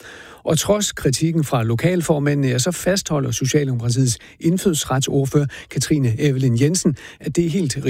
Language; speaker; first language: Danish; native; Danish